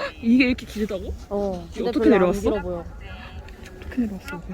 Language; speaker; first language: Korean; native; Korean